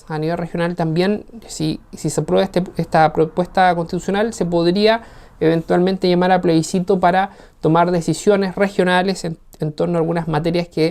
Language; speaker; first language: Spanish; native; Spanish